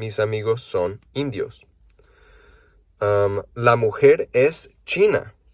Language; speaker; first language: Spanish; non-native, fluent; English